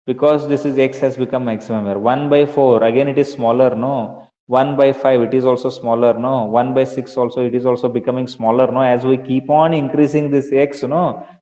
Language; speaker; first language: English; non-native, local second language; Kannada